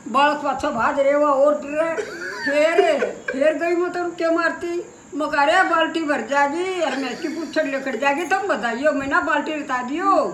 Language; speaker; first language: Hindi; native; Hindi